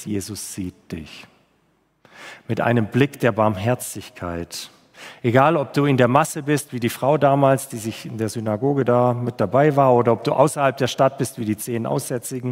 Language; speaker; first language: German; native; German